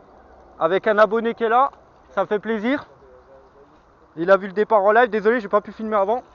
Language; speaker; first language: French; native; French